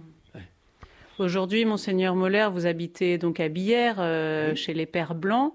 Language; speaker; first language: French; native; French